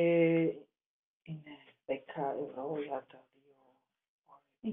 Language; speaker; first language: Greek; non-native, learner; German